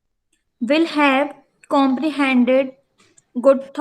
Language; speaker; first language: English; non-native, learner; Hindi